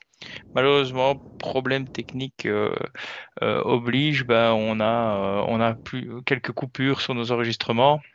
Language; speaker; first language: French; native; French